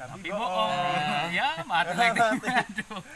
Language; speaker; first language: Indonesian; non-native, local second language; Javanese